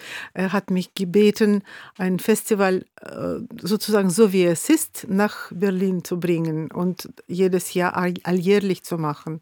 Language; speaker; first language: German; non-native, fluent; Russian